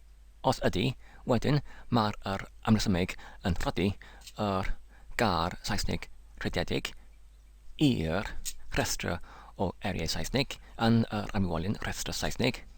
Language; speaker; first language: Welsh; non-native, learner; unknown